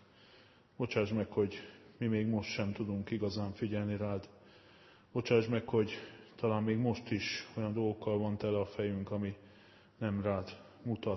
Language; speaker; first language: Hungarian; native; Hungarian